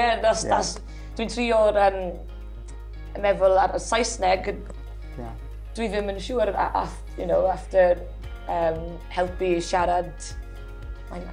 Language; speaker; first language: Welsh; non-native, learner; English